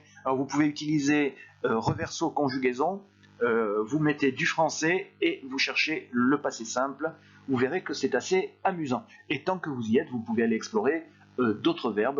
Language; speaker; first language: French; native; French